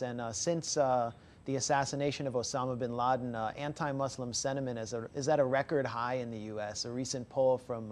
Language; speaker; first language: English; native; English